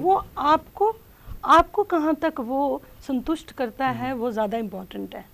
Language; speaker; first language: Hindi; native; Hindi